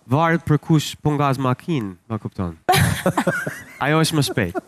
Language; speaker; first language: Albanian; non-native, learner; English